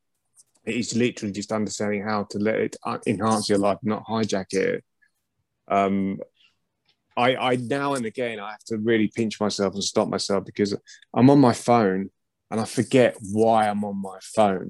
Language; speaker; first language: English; native; English